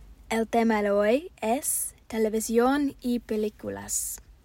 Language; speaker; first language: Spanish; non-native, fluent; English